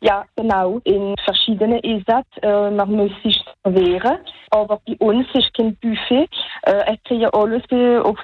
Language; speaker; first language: German; non-native, local second language; French